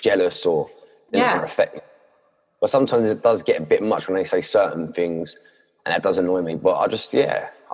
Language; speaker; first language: English; native; English